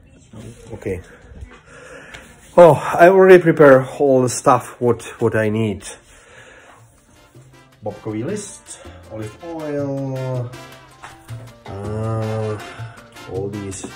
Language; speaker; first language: English; non-native, fluent; Czech